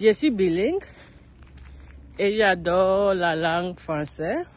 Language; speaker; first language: French; non-native, learner; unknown